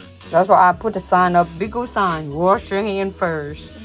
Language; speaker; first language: English; non-native, fluent; Vietnamese